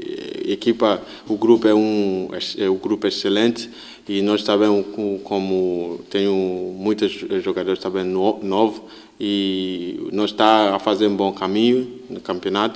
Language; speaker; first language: Portuguese; non-native, learner; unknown